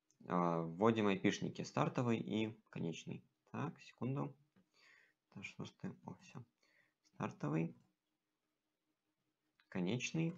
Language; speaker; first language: Russian; native; Russian